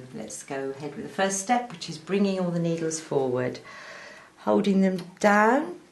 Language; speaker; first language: English; native; English